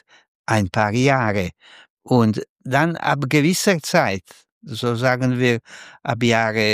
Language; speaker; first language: German; non-native, fluent; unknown